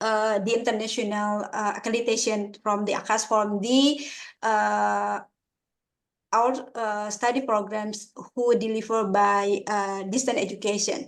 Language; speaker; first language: English; non-native, fluent; Indonesian